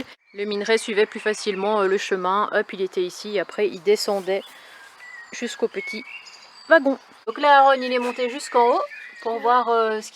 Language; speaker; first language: French; native; French